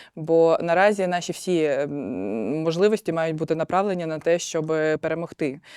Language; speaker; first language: Ukrainian; non-native, local second language; Russian